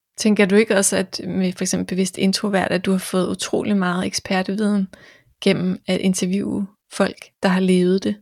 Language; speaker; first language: Danish; native; Danish